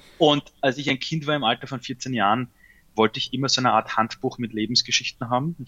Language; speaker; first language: German; early bilingual, other home language; Persian